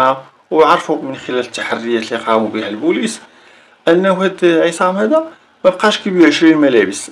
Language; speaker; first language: Arabic; native; Arabic